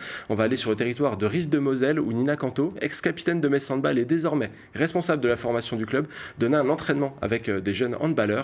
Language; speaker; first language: French; native; French